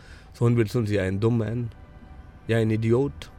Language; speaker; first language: Danish; non-native, fluent; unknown